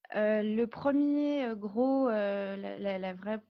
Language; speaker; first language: French; native; French